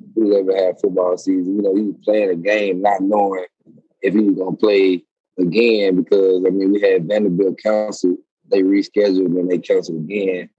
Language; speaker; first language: English; native; English